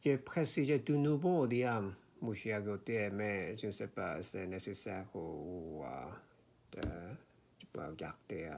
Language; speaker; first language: French; non-native, learner; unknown